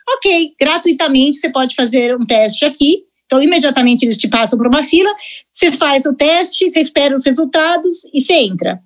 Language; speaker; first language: Portuguese; early bilingual, heritage; Portuguese